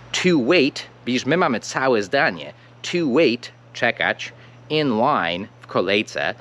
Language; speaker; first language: Polish; non-native, fluent; English